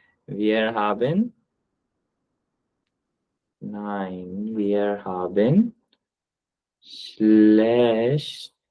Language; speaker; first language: German; non-native, learner; Urdu